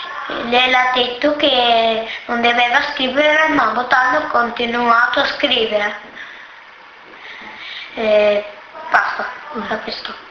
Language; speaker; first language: Italian; early bilingual, other home language; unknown